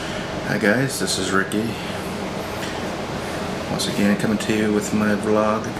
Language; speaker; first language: English; native; English